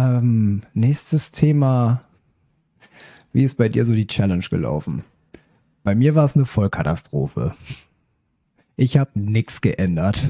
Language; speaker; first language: German; native; German